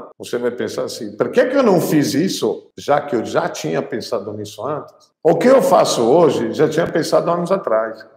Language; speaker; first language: Portuguese; non-native, fluent; Italian